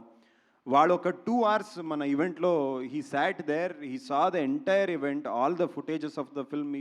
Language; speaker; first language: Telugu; non-native, learner; Kannada